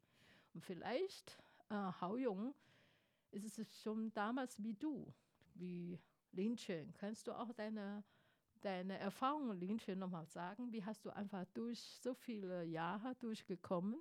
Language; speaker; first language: German; non-native, fluent; Chinese